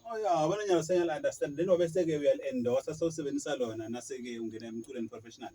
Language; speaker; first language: Zulu; non-native, local second language; Swati